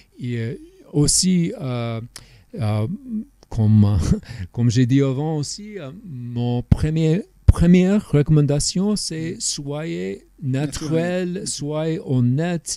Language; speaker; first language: French; non-native, fluent; English